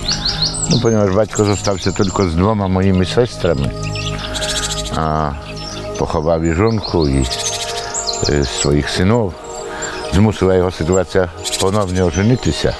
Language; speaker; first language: Polish; non-native, local second language; Belarusian